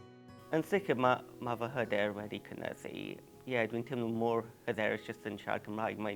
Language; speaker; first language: Welsh; non-native, fluent; English